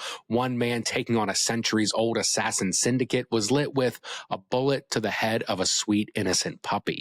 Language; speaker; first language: English; native; English